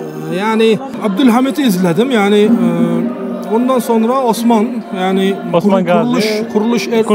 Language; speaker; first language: Turkish; non-native, learner; Uzbek